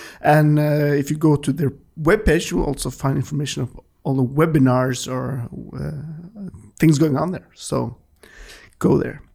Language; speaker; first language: English; non-native, fluent; Norwegian